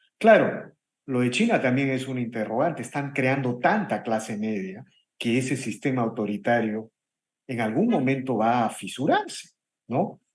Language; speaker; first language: Spanish; native; Spanish